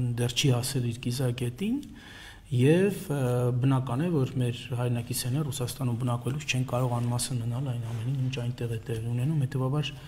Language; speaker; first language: Armenian; native; Armenian